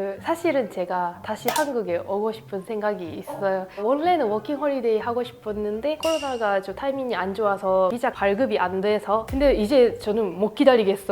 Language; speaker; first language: Korean; non-native, fluent; Japanese